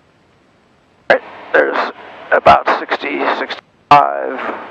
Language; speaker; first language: English; native; English